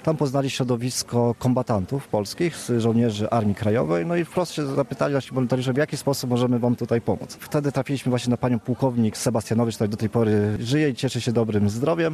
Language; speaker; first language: Polish; native; Polish